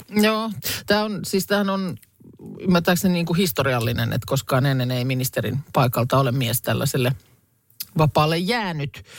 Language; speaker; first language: Finnish; native; Finnish